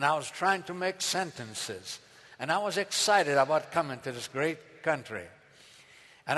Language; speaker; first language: English; non-native, fluent; Arabic